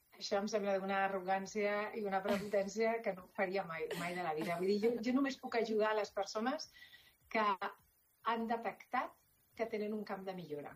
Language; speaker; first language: Catalan; non-native, local second language; Spanish